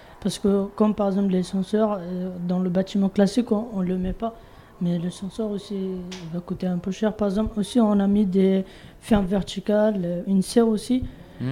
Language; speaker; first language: French; non-native, learner; Bangla